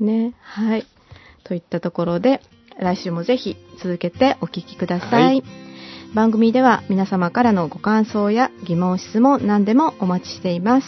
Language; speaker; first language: Japanese; native; Japanese